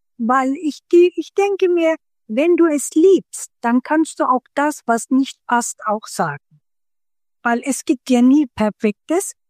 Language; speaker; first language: German; early bilingual, other home language; Turkish